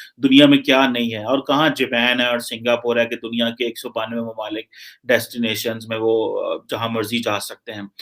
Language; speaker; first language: Urdu; non-native, local second language; Punjabi